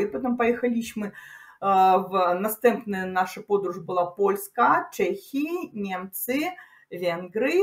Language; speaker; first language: Polish; non-native, learner; Russian